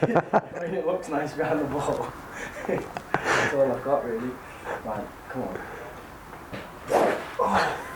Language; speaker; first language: English; native; English